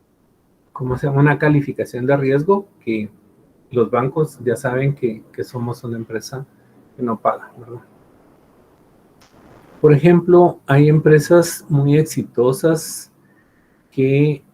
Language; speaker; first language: Spanish; native; Spanish